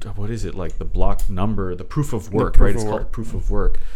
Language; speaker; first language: English; early bilingual, other home language; Portuguese